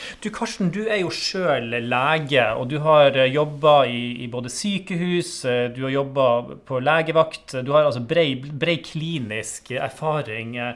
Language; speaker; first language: Norwegian; native; Norwegian